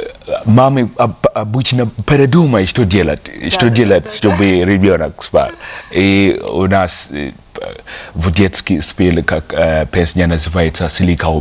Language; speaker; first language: Russian; non-native, learner; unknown